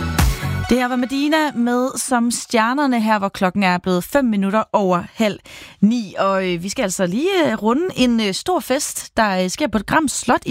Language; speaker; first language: Danish; native; Danish